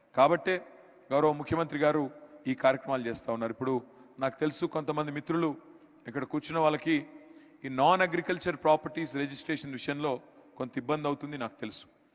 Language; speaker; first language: Telugu; native; Telugu